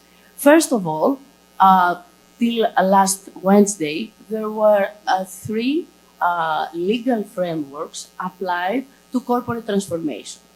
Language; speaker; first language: English; non-native, fluent; Greek